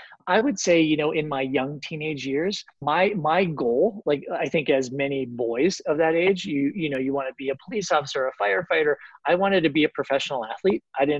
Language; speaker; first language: English; native; English